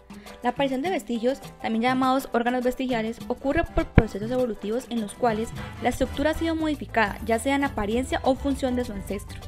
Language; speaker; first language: Spanish; native; Spanish